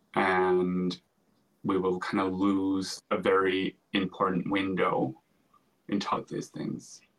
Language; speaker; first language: English; non-native, fluent; Finnish